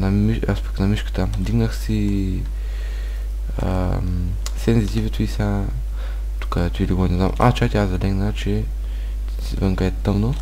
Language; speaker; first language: Bulgarian; native; Bulgarian